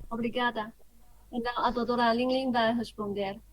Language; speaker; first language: Portuguese; non-native, fluent; Chinese